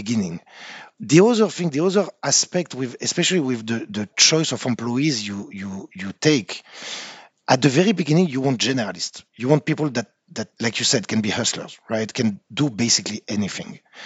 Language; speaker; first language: English; non-native, fluent; French